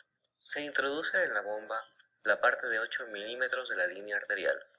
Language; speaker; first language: Spanish; native; Spanish